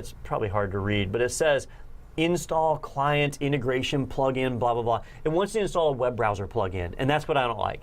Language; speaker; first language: English; native; English